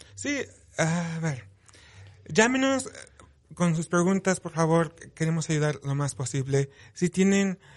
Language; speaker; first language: Spanish; early bilingual, heritage; Spanish